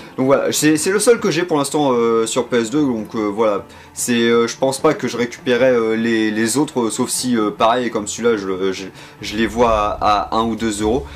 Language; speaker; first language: French; native; French